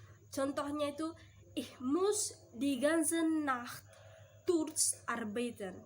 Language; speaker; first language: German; non-native, learner; Indonesian